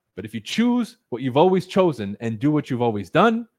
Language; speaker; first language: English; early bilingual, other home language; Spanish